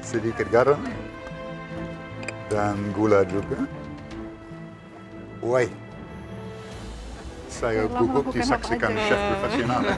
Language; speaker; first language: Indonesian; non-native, fluent; English